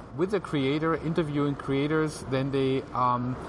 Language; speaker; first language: English; non-native, fluent; German